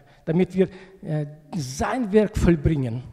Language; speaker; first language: German; non-native, learner; Russian